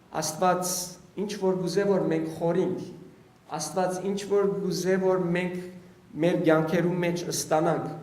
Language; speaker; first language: Armenian; early bilingual, heritage; Armenian